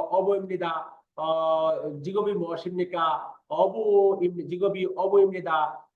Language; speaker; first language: Korean; non-native, fluent; Bangla